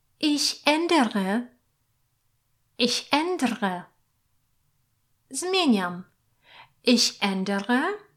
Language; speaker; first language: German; non-native, fluent; Polish